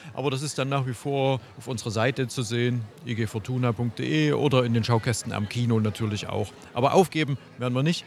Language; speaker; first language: German; native; German